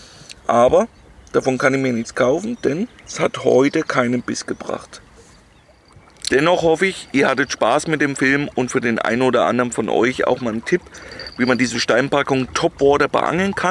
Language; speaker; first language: German; native; German